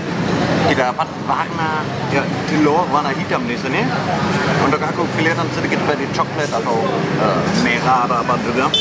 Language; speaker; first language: Indonesian; non-native, fluent; German